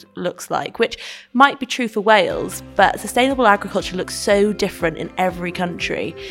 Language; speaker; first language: English; native; English